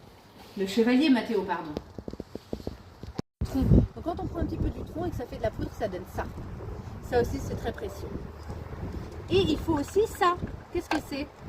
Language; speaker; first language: French; native; French